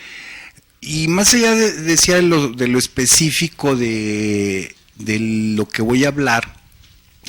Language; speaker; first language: Spanish; native; Spanish